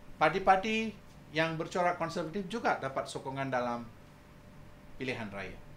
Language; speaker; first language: Malay; non-native, local second language; Tamil